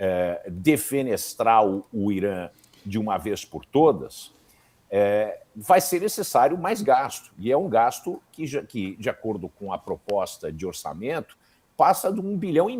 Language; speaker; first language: Portuguese; native; Portuguese